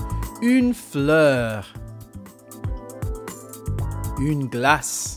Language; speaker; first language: French; non-native, fluent; English